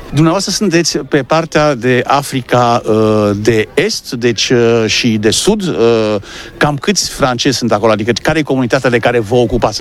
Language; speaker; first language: Romanian; native; Romanian